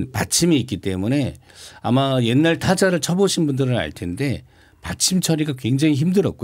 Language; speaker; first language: Korean; native; Korean